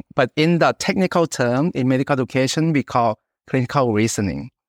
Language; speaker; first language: English; non-native, fluent; Thai